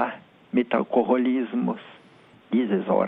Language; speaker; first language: German; non-native, learner; Lithuanian